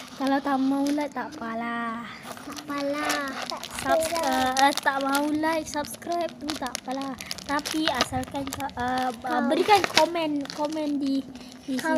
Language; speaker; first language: Indonesian; non-native, learner; Malay